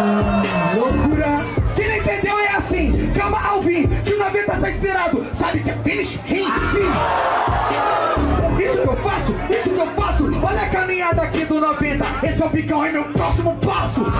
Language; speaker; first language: Portuguese; native; Portuguese